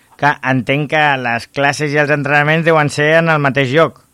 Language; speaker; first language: Catalan; native; Catalan